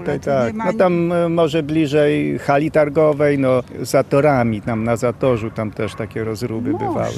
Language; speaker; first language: Polish; native; Polish